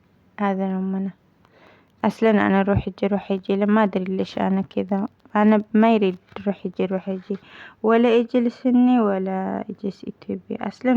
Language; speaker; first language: Arabic; non-native, learner; Amharic